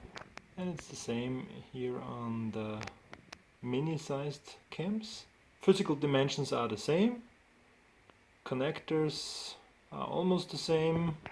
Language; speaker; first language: English; non-native, fluent; German